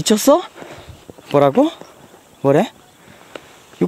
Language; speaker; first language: Korean; native; Korean